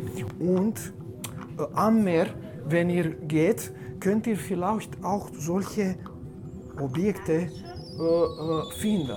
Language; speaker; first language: German; non-native, fluent; Romanian